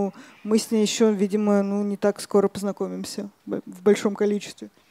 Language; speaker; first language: Russian; native; Russian